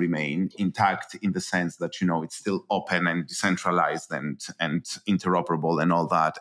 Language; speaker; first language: English; non-native, fluent; Greek